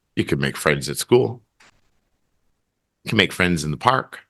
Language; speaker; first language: English; native; English